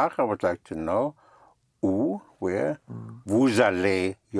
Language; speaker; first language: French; non-native, fluent; English